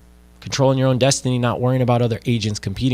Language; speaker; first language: English; native; English